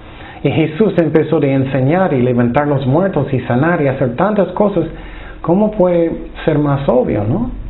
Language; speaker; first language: Spanish; non-native, fluent; English